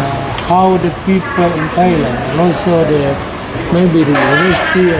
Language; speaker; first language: English; non-native, learner; Indonesian